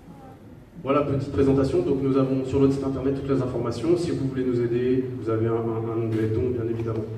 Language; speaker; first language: French; native; French